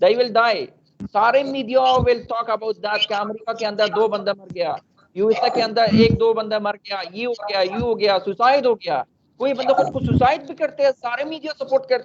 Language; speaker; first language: Hindi; non-native, fluent; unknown